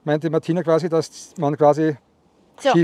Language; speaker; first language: German; native; German